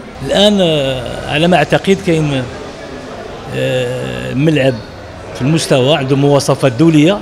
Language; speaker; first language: Arabic; native; Arabic